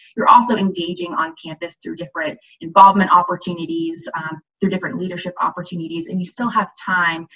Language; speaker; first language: English; native; English